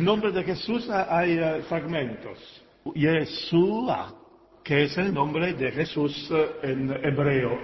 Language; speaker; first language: Spanish; non-native, fluent; Italian